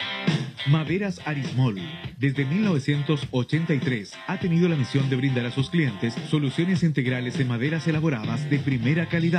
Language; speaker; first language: Spanish; native; Spanish